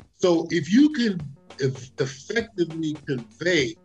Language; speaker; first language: English; native; English